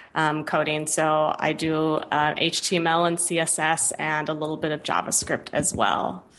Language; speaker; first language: English; native; English